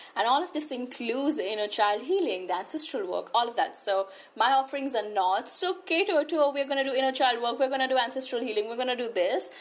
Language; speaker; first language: English; non-native, local second language; Hindi